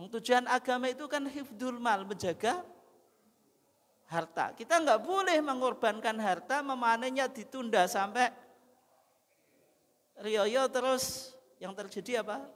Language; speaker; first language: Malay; non-native, local second language; Javanese